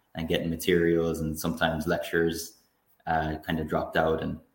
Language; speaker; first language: English; native; English